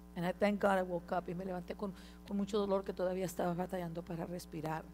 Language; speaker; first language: Spanish; early bilingual, heritage; Spanish